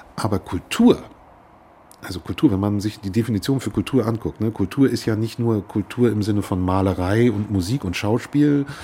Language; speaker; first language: German; native; German